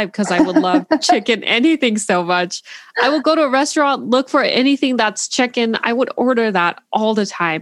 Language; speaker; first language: English; non-native, fluent; Korean